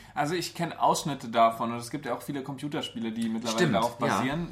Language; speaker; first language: German; native; German